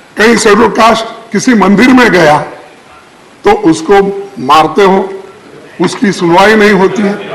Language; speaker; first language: Hindi; non-native, local second language; Kannada